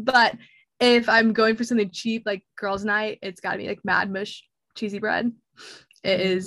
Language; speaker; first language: English; native; English